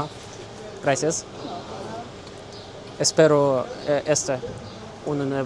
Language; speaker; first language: Spanish; non-native, learner; Russian